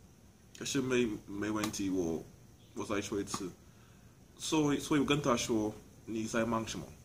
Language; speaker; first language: Chinese; non-native, learner; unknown